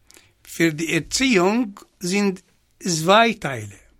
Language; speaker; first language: German; non-native, fluent; Arabic